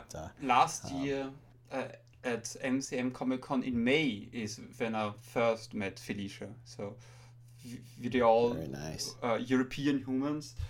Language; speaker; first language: English; non-native, fluent; German